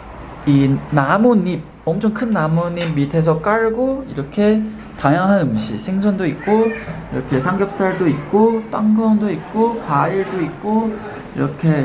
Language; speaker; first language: Korean; non-native, fluent; Chinese